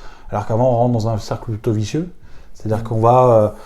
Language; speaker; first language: French; native; French